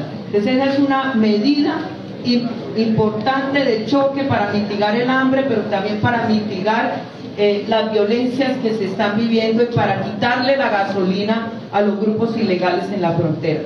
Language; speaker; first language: Spanish; native; Spanish